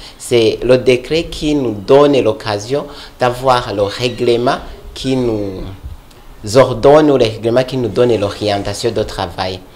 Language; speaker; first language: French; non-native, local second language; Rundi